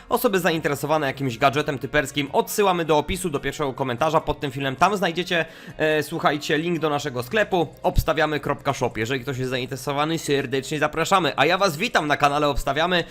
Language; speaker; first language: Polish; native; Polish